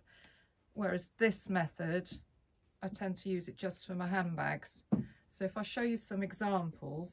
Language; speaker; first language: English; native; English